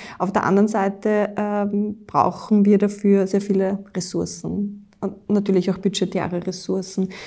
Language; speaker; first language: German; native; German